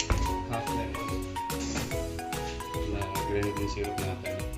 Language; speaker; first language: Filipino; native; Filipino